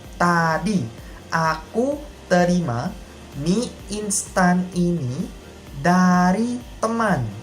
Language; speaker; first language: Indonesian; non-native, fluent; Korean